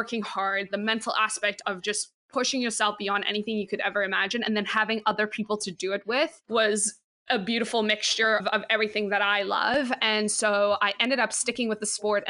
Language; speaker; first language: English; native; English